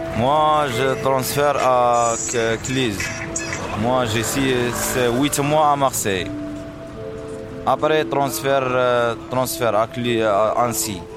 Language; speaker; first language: French; non-native, learner; Arabic